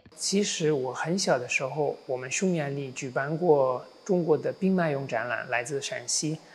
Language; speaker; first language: Chinese; non-native, fluent; Hungarian